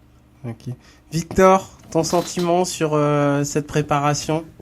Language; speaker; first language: French; native; French